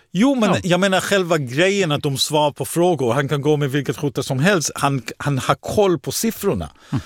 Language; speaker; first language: Swedish; non-native, fluent; Hebrew